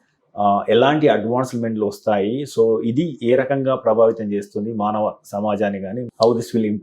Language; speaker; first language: Telugu; native; Telugu